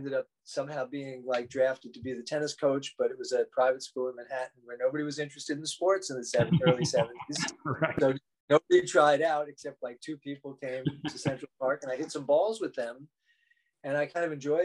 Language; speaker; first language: English; native; English